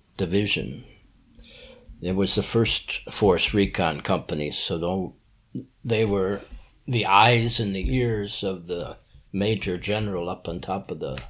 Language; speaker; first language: English; native; English